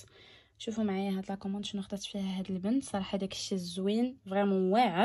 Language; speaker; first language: Arabic; native; Arabic